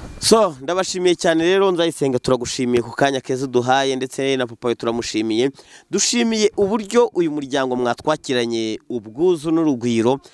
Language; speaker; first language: Kinyarwanda; native; Kinyarwanda